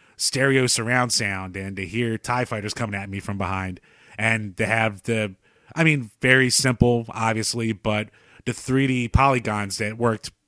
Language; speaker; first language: English; native; English